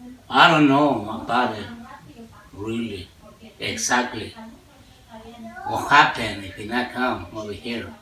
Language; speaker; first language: English; non-native, learner; Spanish